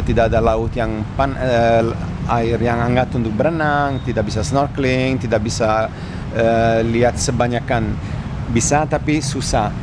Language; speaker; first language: Indonesian; non-native, learner; Italian